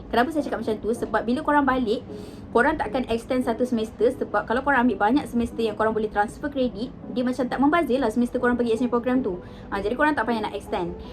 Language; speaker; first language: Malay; native; Malay